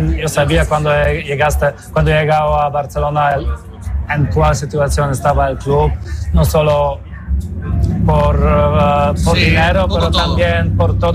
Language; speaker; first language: Spanish; non-native, fluent; Polish